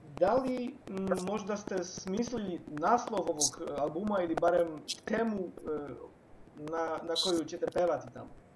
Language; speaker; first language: Serbian; non-native, fluent; Polish